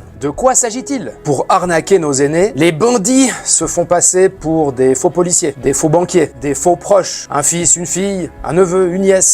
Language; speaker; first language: French; native; French